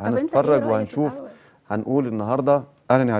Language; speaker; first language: Arabic; native; Arabic